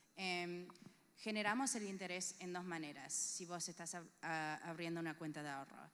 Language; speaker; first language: Spanish; early bilingual, heritage; Spanish